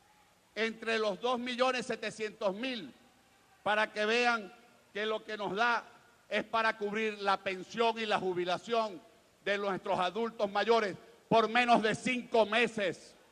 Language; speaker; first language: Spanish; native; Spanish